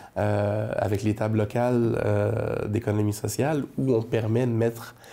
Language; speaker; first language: French; native; French